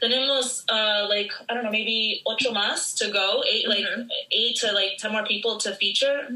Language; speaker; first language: English; early bilingual, other home language; Spanish